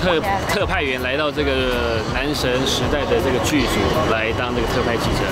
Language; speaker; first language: Chinese; native; Chinese